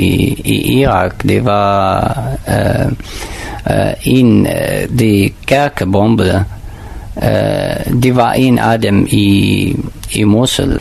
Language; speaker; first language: Danish; non-native, learner; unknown